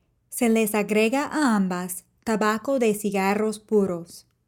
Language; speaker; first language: Spanish; non-native, fluent; English